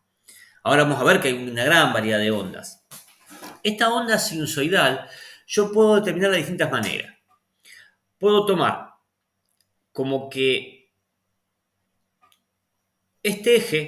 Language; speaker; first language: Spanish; native; Spanish